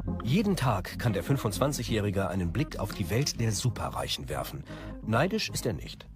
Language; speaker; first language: German; native; German